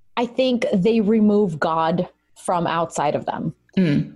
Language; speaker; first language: English; early bilingual, other home language; Russian